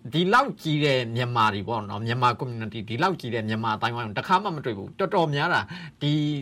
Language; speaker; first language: Burmese; native; Burmese